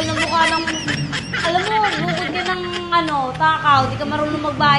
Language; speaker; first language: Filipino; native; Filipino